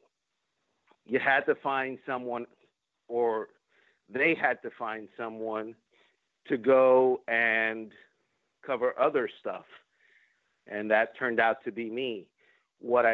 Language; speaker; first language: English; non-native, fluent; Spanish